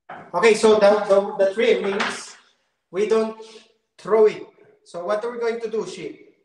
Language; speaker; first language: English; non-native, local second language; Filipino